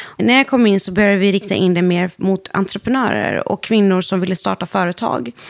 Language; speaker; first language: Swedish; early bilingual, other home language; Arabic